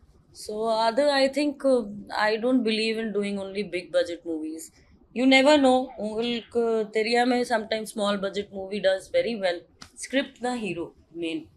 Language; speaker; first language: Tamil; non-native, fluent; Hindi